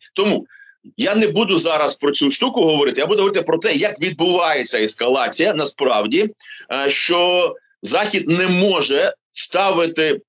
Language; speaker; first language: Ukrainian; native; Ukrainian